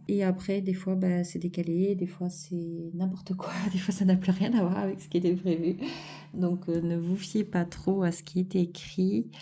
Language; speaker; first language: French; native; French